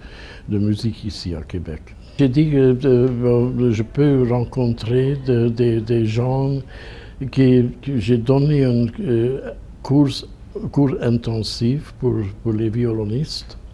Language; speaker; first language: French; non-native, fluent; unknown